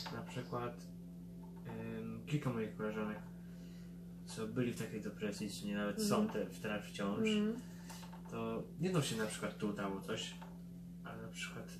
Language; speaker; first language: Polish; early bilingual, heritage; Polish